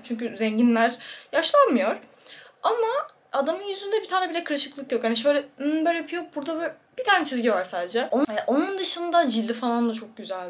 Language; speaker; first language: Turkish; native; Turkish